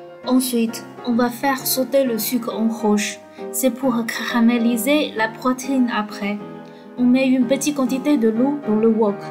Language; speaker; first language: French; non-native, fluent; Chinese